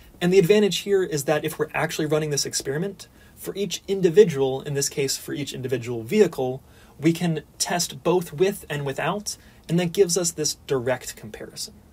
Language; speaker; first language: English; native; English